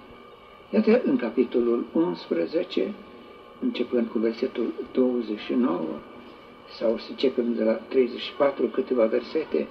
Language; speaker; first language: Romanian; native; Romanian